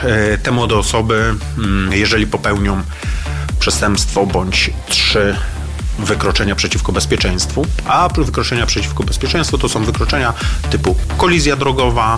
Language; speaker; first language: Polish; native; Polish